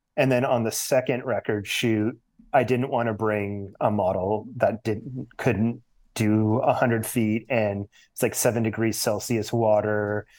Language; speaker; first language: English; native; English